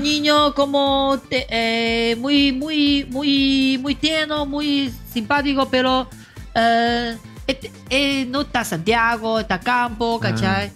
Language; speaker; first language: Spanish; non-native, learner; Chinese